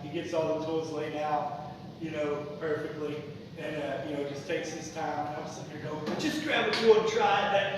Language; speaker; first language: English; native; English